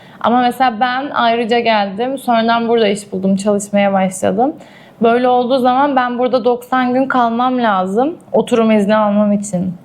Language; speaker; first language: Turkish; native; Turkish